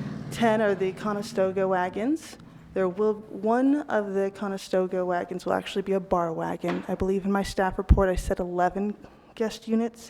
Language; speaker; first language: English; native; English